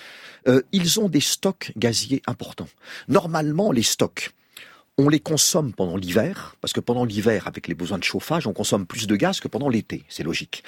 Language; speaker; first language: French; native; French